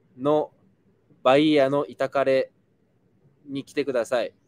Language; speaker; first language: Japanese; native; Japanese